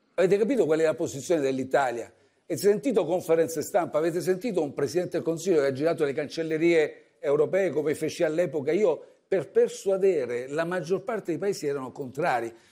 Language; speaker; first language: Italian; native; Italian